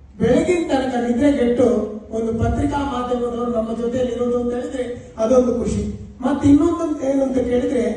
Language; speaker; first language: Kannada; non-native, local second language; Tulu